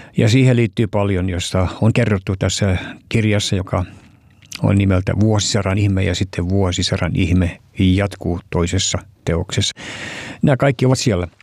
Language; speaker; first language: Finnish; early bilingual, heritage; Finnish